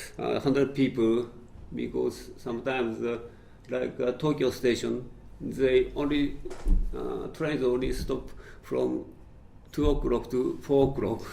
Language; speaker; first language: English; non-native, fluent; Japanese